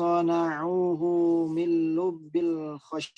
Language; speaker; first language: Arabic; non-native, learner; Indonesian